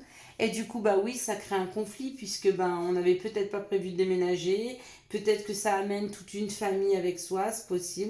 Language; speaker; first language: French; native; French